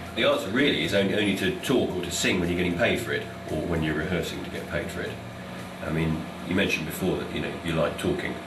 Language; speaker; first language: English; native; English